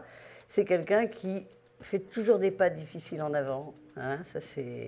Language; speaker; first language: French; native; French